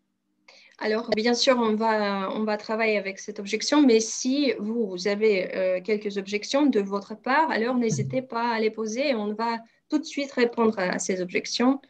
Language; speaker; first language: French; non-native, fluent; Russian